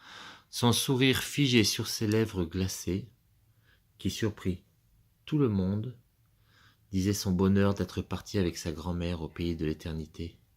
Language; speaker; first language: French; native; French